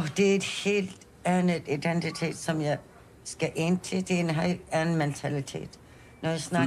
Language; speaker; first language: Danish; non-native, local second language; Kalaallisut